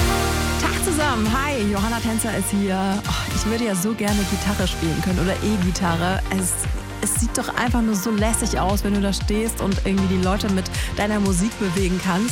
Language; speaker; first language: German; native; German